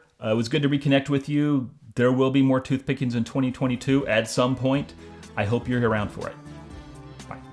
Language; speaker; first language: English; native; English